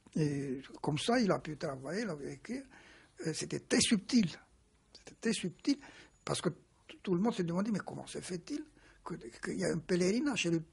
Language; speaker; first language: French; non-native, fluent; Romanian